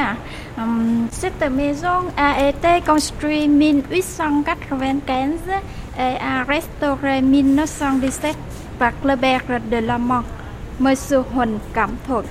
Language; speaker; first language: French; non-native, learner; Vietnamese